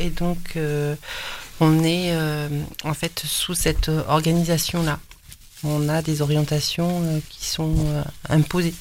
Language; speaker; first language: French; native; French